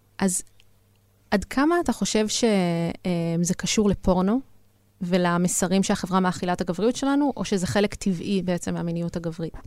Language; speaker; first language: Hebrew; native; Hebrew